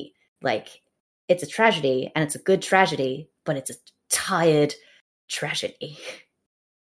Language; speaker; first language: English; native; English